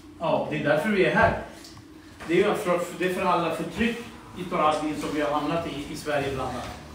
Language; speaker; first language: Swedish; early bilingual, other home language; Assyrian Neo-Aramaic